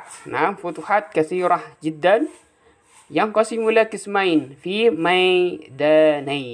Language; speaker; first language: Arabic; non-native, fluent; Indonesian